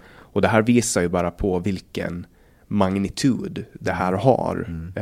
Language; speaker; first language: Swedish; native; Swedish